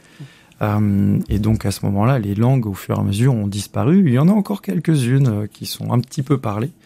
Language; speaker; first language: French; native; French